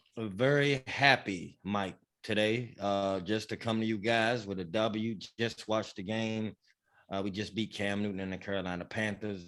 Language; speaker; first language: English; native; English